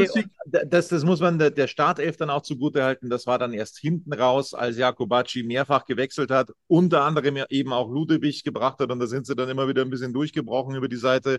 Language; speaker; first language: German; native; German